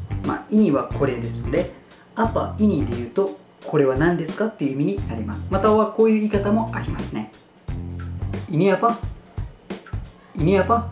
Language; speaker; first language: Japanese; non-native, fluent; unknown